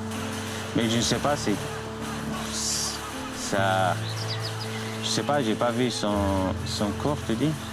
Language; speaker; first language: French; non-native, learner; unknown